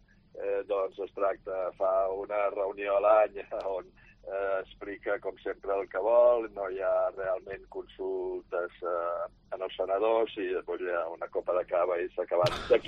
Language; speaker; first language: Catalan; native; Catalan